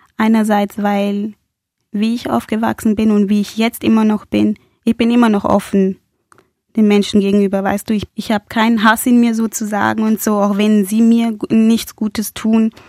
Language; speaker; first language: German; non-native, fluent; Spanish